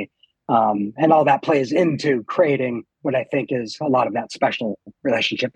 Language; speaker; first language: English; native; English